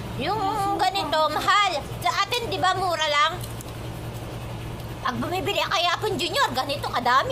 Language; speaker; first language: Filipino; non-native, local second language; Iloko